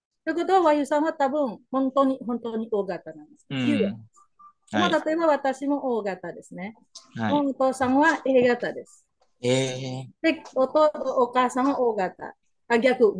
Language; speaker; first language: Japanese; non-native, learner; Indonesian